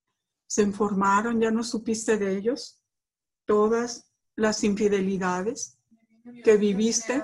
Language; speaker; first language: Spanish; native; Spanish